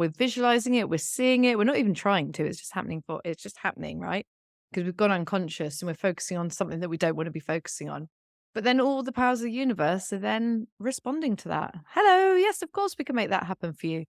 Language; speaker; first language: English; native; English